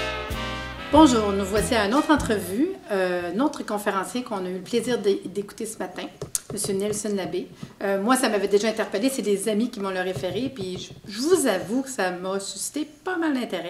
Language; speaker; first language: French; native; French